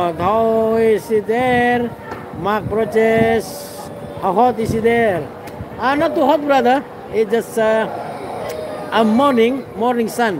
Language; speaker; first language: English; non-native, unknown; Indonesian